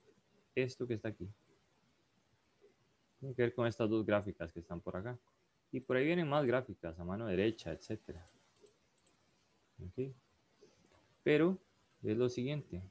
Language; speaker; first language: Spanish; native; Spanish